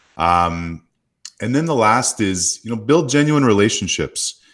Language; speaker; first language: English; native; English